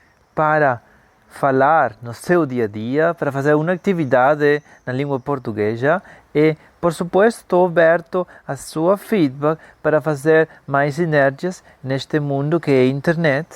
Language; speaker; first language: Portuguese; non-native, fluent; Spanish